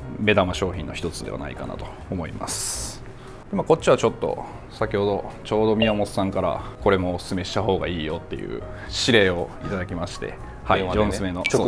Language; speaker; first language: Japanese; native; Japanese